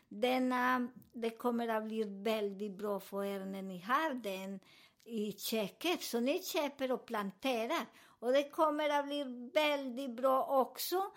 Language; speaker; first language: Swedish; non-native, learner; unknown